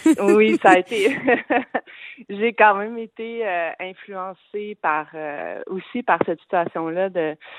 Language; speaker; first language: French; native; French